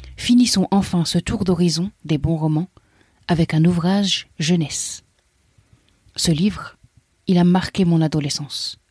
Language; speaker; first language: French; native; French